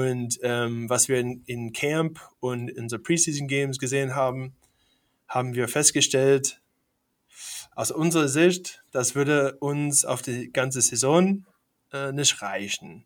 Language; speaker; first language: German; non-native, fluent; English